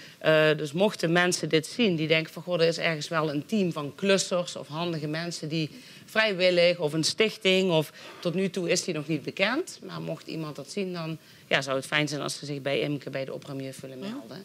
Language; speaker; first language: Dutch; native; Dutch